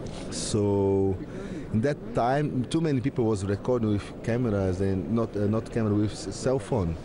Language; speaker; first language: English; non-native, learner; Portuguese